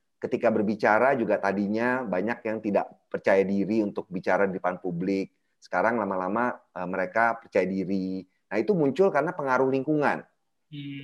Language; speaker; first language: Indonesian; native; Indonesian